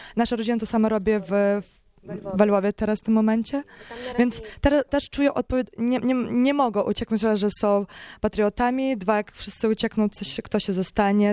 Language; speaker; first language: Polish; non-native, learner; Ukrainian